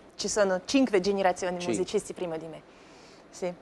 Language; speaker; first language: Italian; non-native, fluent; Russian